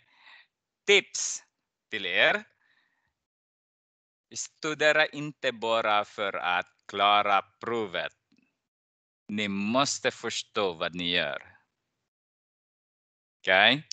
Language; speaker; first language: Swedish; non-native, fluent; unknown